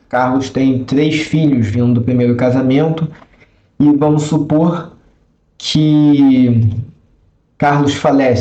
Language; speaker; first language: Portuguese; native; Portuguese